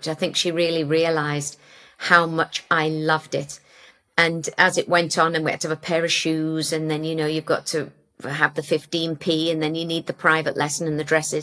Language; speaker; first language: English; native; English